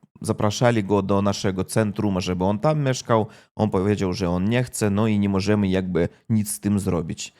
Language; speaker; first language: Polish; non-native, fluent; Russian